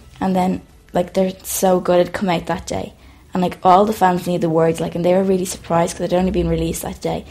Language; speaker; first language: English; native; English